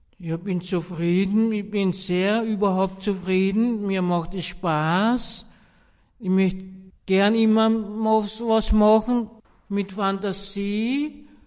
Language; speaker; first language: German; native; German